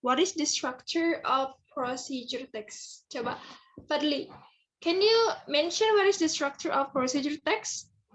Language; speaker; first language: English; non-native, fluent; Indonesian